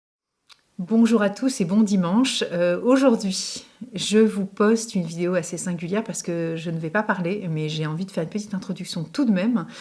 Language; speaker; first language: French; native; French